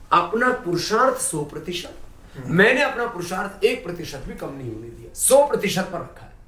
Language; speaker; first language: Hindi; native; Hindi